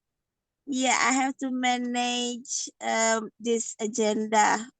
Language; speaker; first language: English; non-native, learner; Indonesian